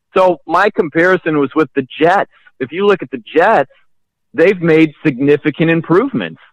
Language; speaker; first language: English; native; English